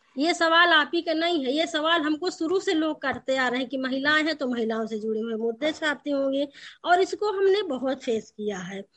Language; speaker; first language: Hindi; native; Hindi